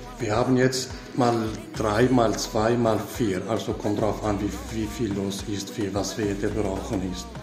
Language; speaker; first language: German; non-native, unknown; Kurdish